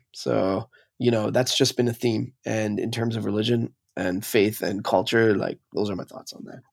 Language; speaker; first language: English; native; English